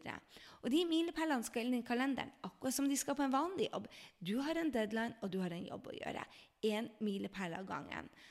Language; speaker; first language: Norwegian; native; Norwegian